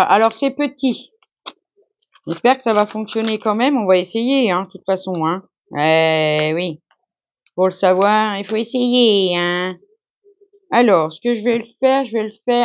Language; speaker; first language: French; native; French